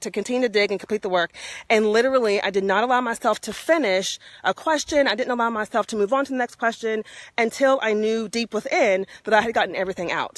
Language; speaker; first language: English; native; English